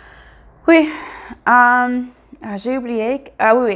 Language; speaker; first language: French; non-native, learner; English